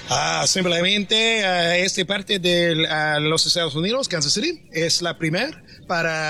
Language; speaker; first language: Spanish; non-native, learner; English